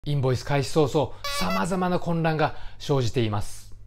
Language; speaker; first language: Japanese; native; Japanese